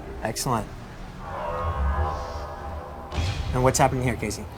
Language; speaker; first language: English; native; English